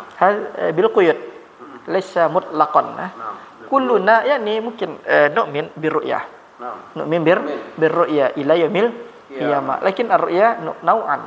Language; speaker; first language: Arabic; non-native, fluent; Malay